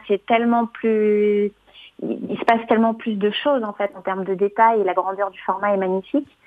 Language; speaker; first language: French; native; French